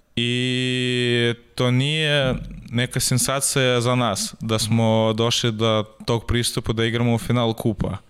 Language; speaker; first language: Serbian; non-native, learner; Russian